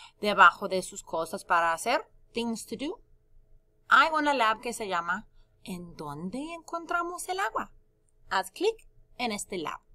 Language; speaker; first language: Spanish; non-native, fluent; English